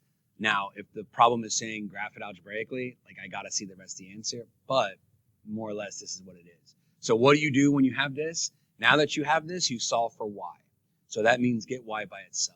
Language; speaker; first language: English; native; English